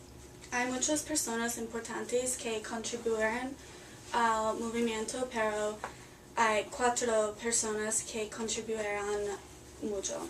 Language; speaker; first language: Spanish; non-native, learner; English